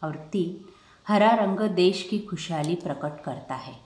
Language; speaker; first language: Hindi; non-native, local second language; Marathi